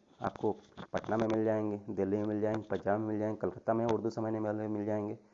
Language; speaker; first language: Urdu; native; Urdu